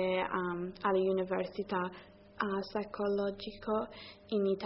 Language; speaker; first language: Italian; non-native, learner; English